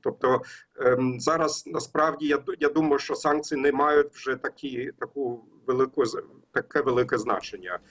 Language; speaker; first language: Ukrainian; non-native, learner; German